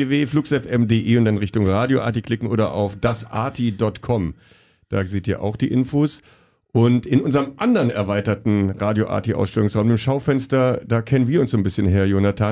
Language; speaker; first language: German; native; German